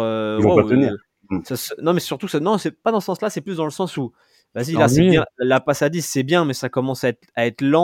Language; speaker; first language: French; native; French